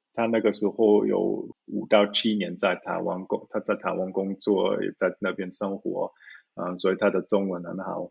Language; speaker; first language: Chinese; early bilingual, heritage; Chinese